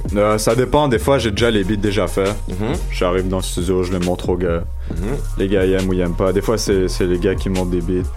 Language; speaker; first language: French; non-native, local second language; Arabic